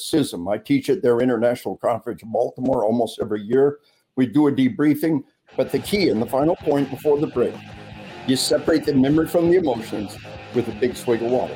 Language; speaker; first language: English; native; English